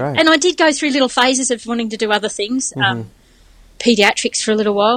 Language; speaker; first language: English; native; English